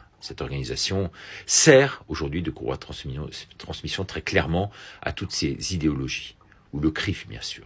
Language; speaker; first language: French; native; French